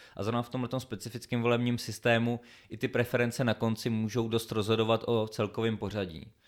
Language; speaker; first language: Czech; native; Czech